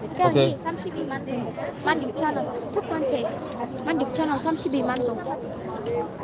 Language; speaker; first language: Korean; non-native, learner; Vietnamese